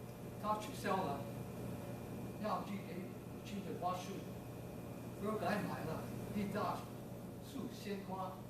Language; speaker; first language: Chinese; native; Chinese